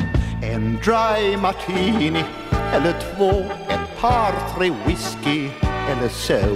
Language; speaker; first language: Swedish; native; Swedish